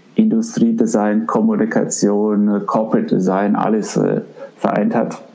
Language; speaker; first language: German; native; German